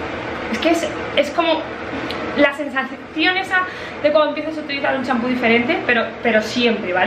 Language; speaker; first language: Spanish; native; Spanish